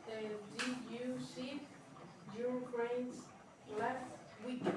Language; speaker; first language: English; non-native, learner; Spanish